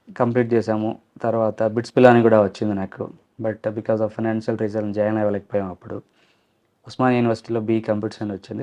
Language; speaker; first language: Telugu; non-native, local second language; Lambadi